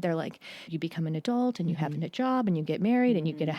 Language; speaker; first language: English; native; English